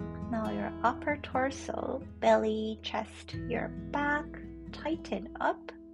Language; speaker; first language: English; non-native, fluent; Japanese